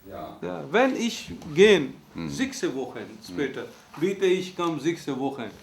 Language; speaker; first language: German; non-native, learner; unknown